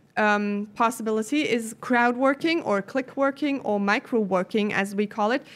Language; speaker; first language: English; non-native, fluent; German